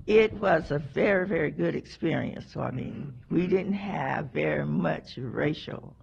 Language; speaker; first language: English; native; English